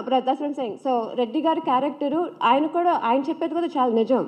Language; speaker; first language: Telugu; early bilingual, heritage; Telugu